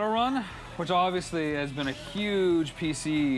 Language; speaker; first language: English; native; English